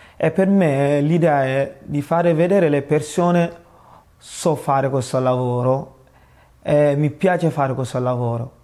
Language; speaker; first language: Italian; non-native, learner; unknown